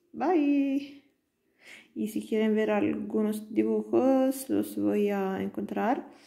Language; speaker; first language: Spanish; non-native, learner; Italian